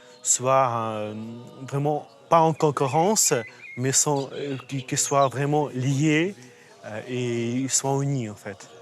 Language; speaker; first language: French; non-native, fluent; Ukrainian